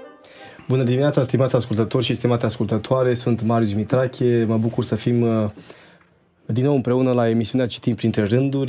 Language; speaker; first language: Romanian; native; Romanian